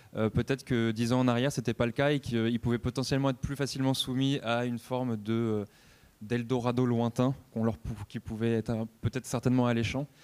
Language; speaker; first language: French; non-native, fluent; Portuguese